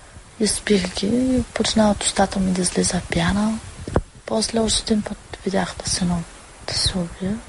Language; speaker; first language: Bulgarian; non-native, local second language; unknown